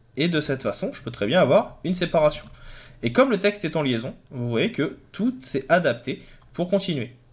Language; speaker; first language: French; native; French